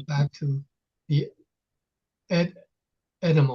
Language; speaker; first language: English; non-native, fluent; Chinese